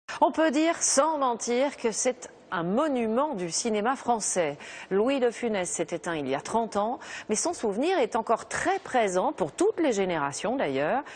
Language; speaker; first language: French; native; French